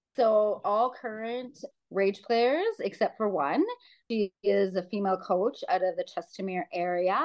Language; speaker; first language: English; native; English